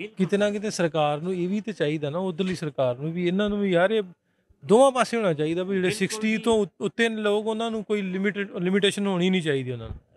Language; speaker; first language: Punjabi; native; Punjabi